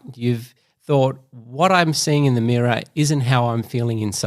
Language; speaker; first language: English; native; English